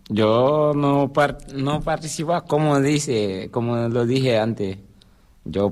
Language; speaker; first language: Spanish; non-native, fluent; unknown